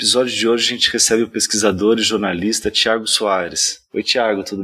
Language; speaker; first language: Portuguese; native; Portuguese